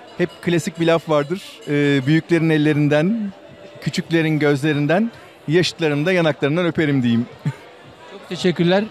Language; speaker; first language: Turkish; native; Turkish